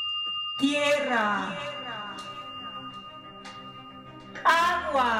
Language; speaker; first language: Spanish; native; Spanish